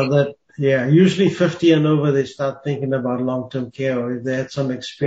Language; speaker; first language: English; native; English